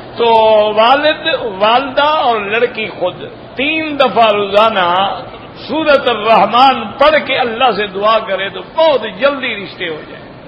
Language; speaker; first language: Urdu; native; Urdu